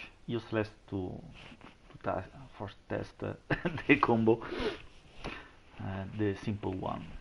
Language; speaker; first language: English; non-native, learner; Italian